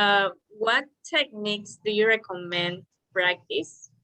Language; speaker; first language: English; non-native, learner; Spanish